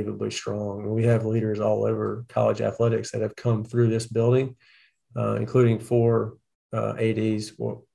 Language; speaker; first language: English; native; English